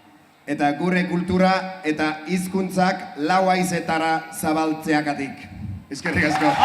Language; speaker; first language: Basque; non-native, learner; Welsh